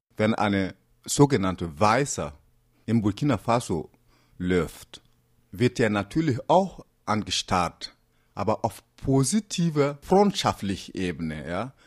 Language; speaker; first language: German; non-native, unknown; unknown